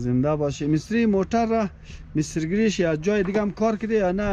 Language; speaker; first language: Persian; native; Persian